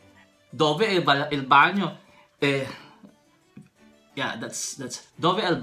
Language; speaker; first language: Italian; non-native, learner; Filipino